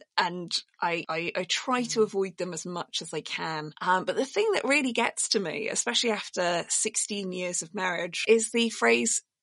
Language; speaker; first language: English; native; English